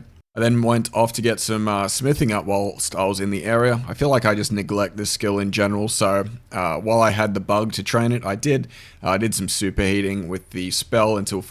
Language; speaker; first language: English; native; English